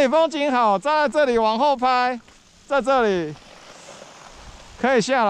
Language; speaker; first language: Chinese; native; Chinese